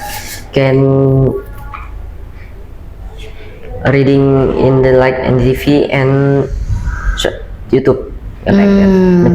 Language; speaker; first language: English; non-native, learner; Indonesian